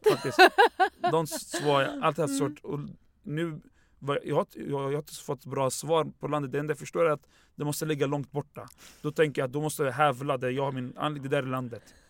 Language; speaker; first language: Swedish; early bilingual, other home language; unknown